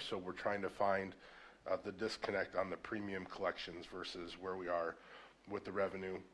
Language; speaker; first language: English; native; English